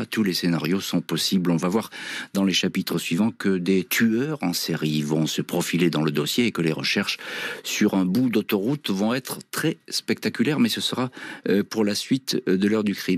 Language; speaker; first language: French; native; French